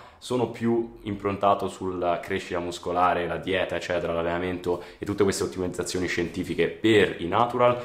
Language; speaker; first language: Italian; native; Italian